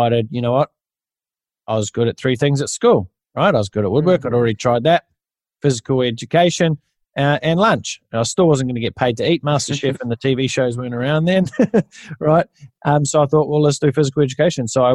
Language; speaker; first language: English; native; English